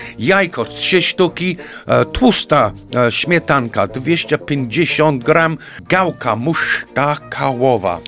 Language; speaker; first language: Polish; non-native, fluent; English